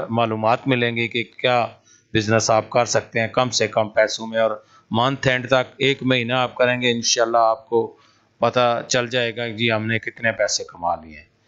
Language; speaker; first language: Urdu; non-native, local second language; Punjabi